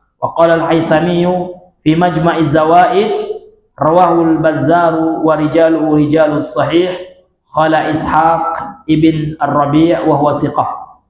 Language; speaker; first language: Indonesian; non-native, local second language; Minangkabau